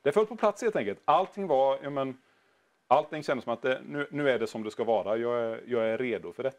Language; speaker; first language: Swedish; native; Swedish